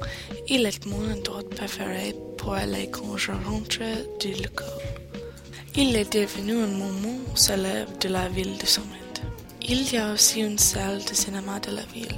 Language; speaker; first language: French; non-native, learner; English